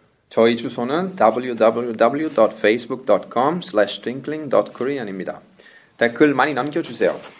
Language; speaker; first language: Korean; non-native, fluent; Italian